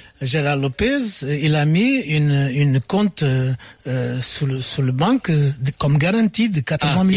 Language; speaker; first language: French; non-native, fluent; Portuguese